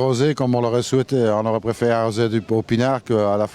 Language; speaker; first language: French; native; French